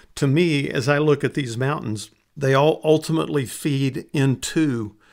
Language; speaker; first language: English; native; English